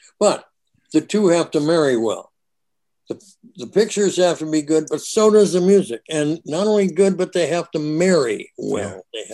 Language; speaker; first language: English; native; English